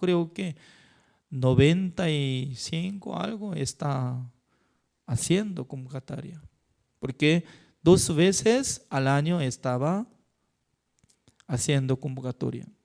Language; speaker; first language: Spanish; non-native, fluent; Korean